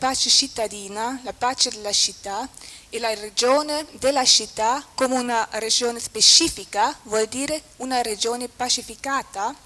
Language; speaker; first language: Italian; non-native, fluent; German